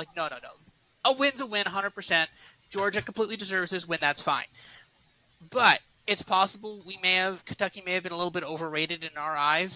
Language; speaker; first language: English; native; English